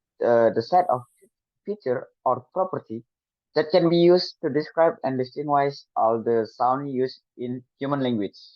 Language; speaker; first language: English; non-native, learner; Indonesian